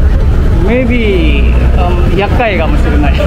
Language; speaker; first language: Japanese; non-native, learner; Indonesian